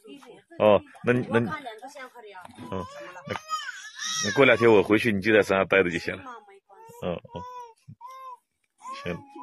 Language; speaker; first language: Chinese; native; Chinese